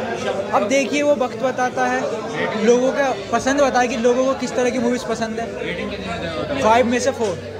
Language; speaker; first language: Hindi; native; Hindi